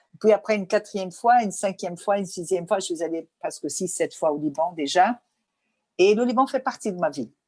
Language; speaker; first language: French; non-native, fluent; Portuguese